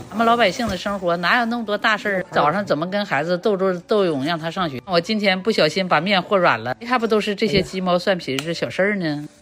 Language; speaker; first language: Chinese; native; Chinese